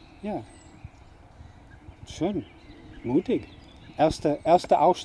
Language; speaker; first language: German; non-native, fluent; English